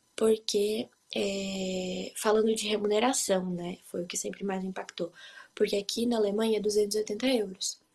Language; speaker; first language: Portuguese; native; Portuguese